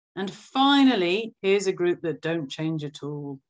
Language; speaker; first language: English; native; English